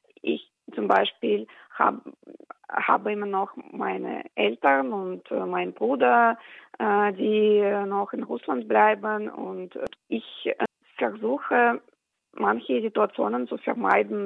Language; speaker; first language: German; non-native, fluent; Russian